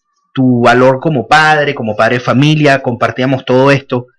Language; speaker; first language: Spanish; native; Spanish